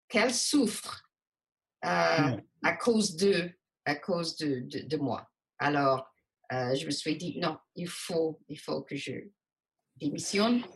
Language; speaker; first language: French; non-native, local second language; English